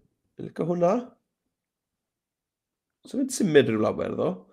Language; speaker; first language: Welsh; native; Welsh